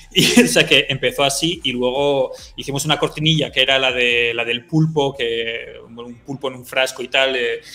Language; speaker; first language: Spanish; early bilingual, other home language; French